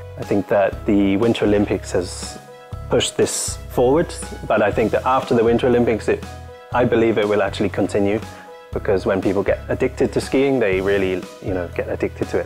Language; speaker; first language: English; native; English